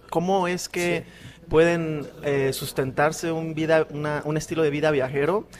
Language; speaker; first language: Spanish; native; Spanish